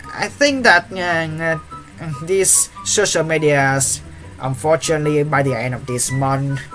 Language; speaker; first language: English; non-native, learner; Vietnamese